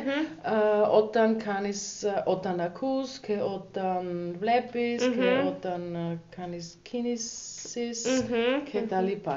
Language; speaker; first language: Greek; non-native, learner; German